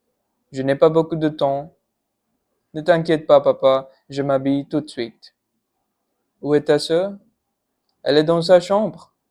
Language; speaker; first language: French; non-native, learner; Punjabi